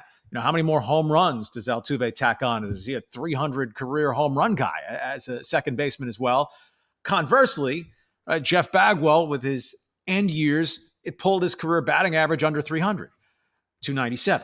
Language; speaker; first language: English; native; English